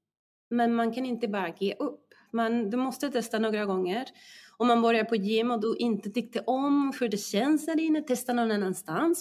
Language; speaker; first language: Swedish; non-native, fluent; Spanish